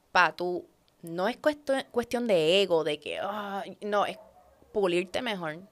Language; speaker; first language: Spanish; early bilingual, other home language; Dutch